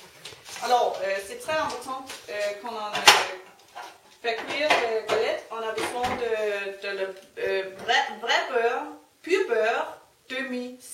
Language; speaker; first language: French; non-native, learner; Danish